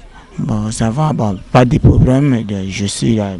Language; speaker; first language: French; non-native, learner; Lingala